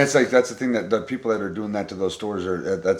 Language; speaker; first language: English; native; English